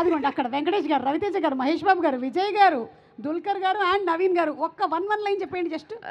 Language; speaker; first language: Telugu; native; Telugu